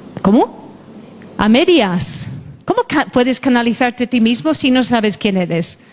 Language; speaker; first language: Spanish; non-native, fluent; English